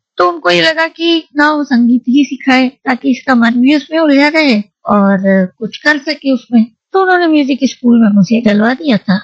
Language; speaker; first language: Hindi; native; Hindi